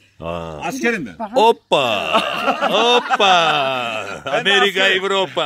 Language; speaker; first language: Turkish; non-native, learner; Abkhazian